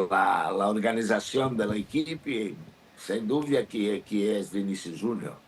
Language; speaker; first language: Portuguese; non-native, learner; Spanish